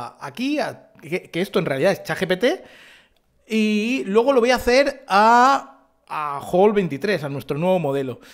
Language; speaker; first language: Spanish; native; Spanish